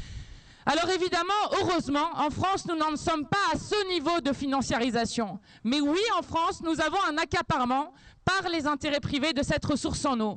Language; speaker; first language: French; native; French